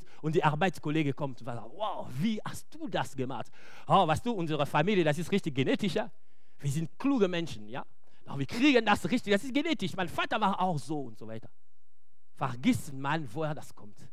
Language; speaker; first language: German; non-native, fluent; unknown